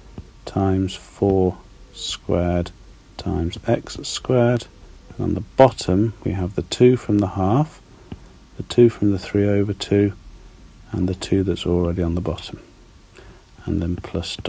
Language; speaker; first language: English; native; English